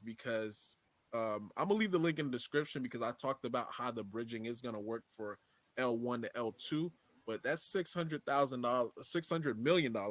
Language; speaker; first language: English; native; English